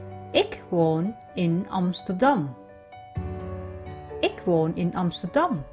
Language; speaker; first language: Dutch; non-native, fluent; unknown